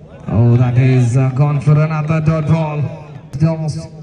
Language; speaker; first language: English; non-native, local second language; Malayalam